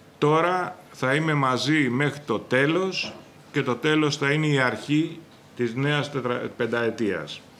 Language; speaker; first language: Greek; native; Greek